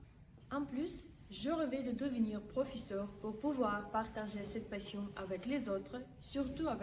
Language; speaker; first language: French; non-native, fluent; Russian